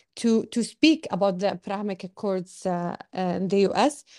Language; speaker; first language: English; non-native, fluent; Arabic